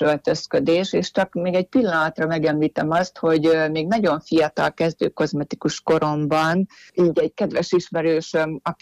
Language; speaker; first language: Hungarian; native; Hungarian